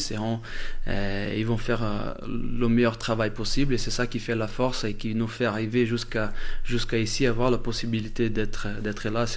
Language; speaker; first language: French; non-native, fluent; Portuguese